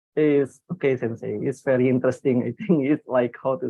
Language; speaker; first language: English; non-native, learner; Indonesian